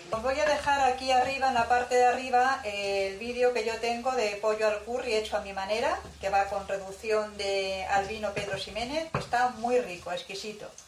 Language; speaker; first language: Spanish; native; Spanish